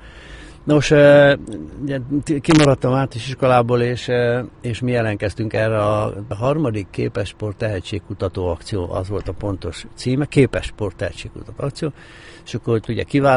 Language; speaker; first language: Hungarian; native; Hungarian